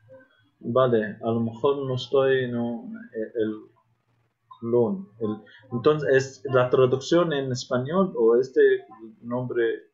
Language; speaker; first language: Spanish; non-native, fluent; Arabic